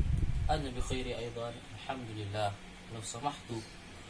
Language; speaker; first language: Arabic; non-native, learner; Indonesian